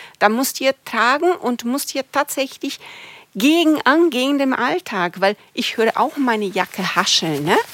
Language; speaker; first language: German; non-native, fluent; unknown